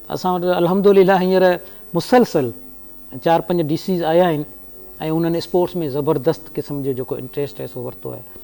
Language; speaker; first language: Sindhi; native; Sindhi